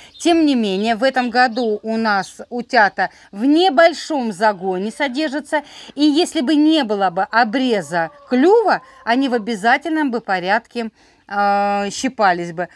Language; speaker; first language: Russian; native; Russian